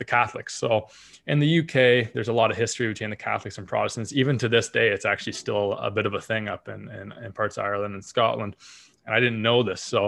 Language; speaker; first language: English; native; English